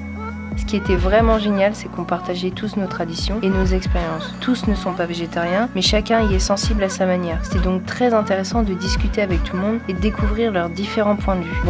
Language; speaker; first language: French; native; French